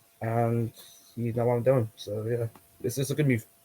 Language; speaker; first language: English; native; English